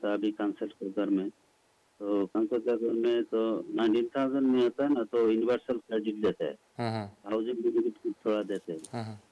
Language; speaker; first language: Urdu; non-native, learner; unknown